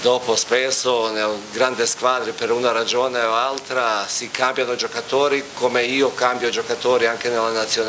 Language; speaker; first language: Italian; non-native, fluent; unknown